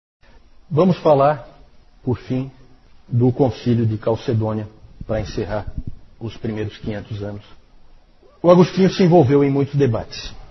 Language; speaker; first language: Portuguese; native; Portuguese